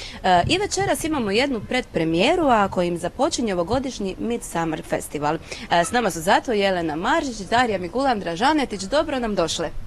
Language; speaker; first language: Croatian; native; Croatian